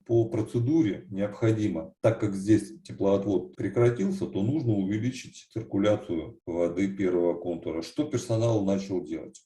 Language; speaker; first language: Russian; native; Russian